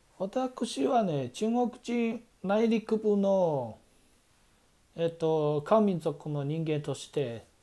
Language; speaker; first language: Japanese; non-native, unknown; Chinese